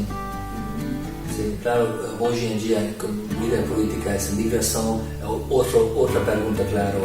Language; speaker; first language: Portuguese; non-native, learner; Hungarian